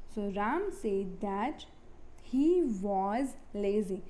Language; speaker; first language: English; non-native, local second language; Gujarati